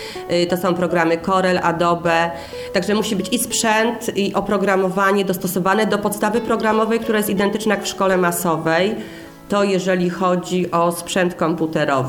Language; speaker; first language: Polish; native; Polish